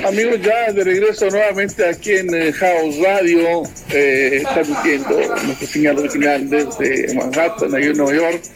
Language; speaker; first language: Spanish; native; Spanish